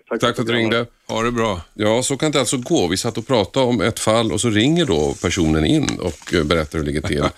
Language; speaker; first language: Swedish; native; Swedish